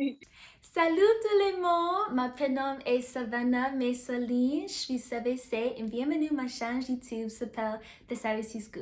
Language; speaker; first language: French; non-native, learner; English